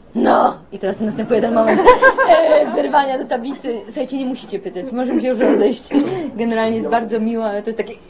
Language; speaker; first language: Polish; native; Polish